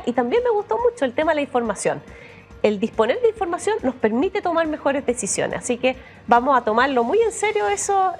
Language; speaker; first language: Spanish; native; Spanish